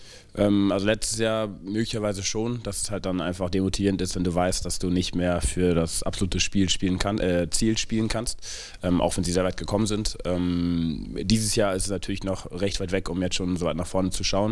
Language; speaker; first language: German; native; German